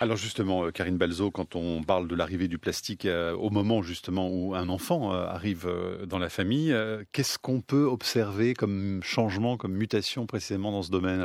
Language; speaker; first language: French; native; French